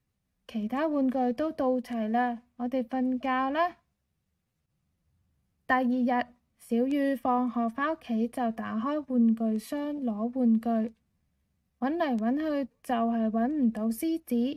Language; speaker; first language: Cantonese; native; Cantonese